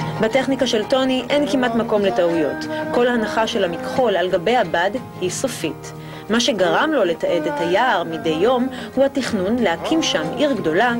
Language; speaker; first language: Hebrew; native; Hebrew